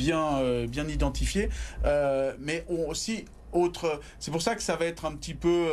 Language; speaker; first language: French; native; French